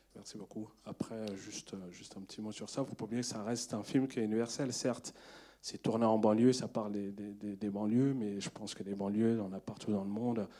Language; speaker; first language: French; native; French